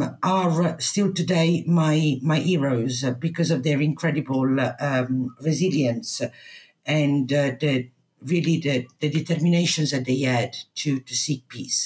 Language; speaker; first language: English; non-native, fluent; Italian